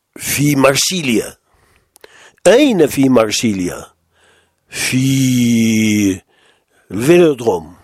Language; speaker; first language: Arabic; non-native, fluent; French